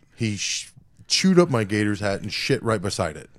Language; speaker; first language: English; native; English